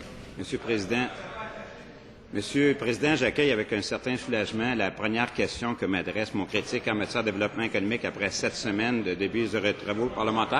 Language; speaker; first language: French; native; French